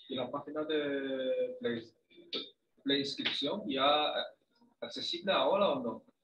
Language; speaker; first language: Spanish; non-native, fluent; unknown